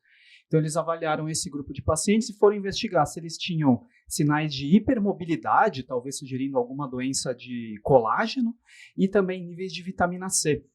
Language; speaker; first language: Portuguese; native; Portuguese